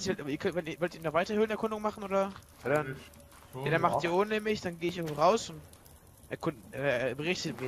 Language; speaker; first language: German; native; German